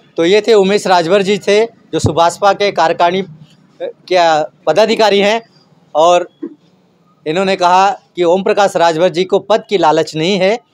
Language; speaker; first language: Hindi; native; Hindi